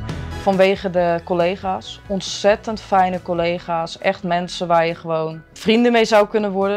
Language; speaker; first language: Dutch; native; Dutch